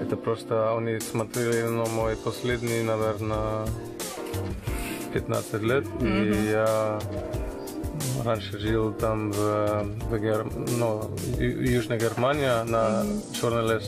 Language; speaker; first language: Russian; non-native, learner; German